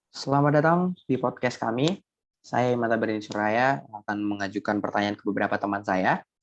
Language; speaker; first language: Indonesian; native; Indonesian